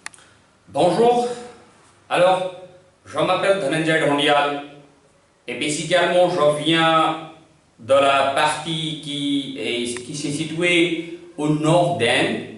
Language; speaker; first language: French; non-native, learner; Hindi